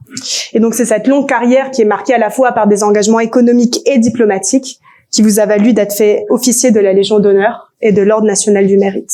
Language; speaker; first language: French; native; French